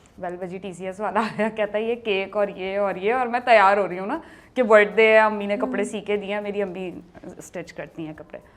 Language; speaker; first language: Urdu; native; Urdu